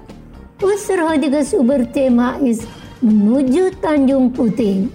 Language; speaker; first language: German; non-native, local second language; Indonesian